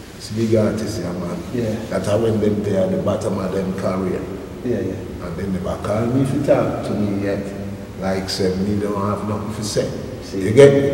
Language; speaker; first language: English; native; English